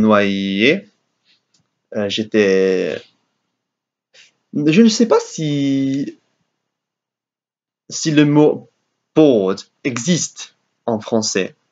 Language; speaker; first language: French; non-native, learner; English